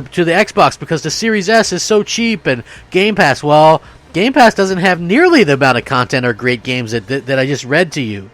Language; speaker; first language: English; native; English